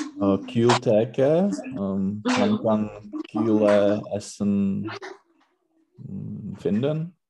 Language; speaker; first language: German; non-native, learner; Czech